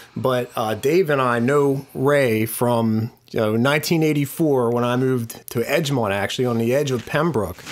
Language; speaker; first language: English; native; English